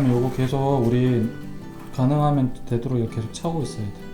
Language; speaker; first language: Korean; native; Korean